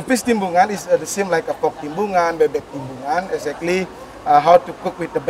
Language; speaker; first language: English; non-native, learner; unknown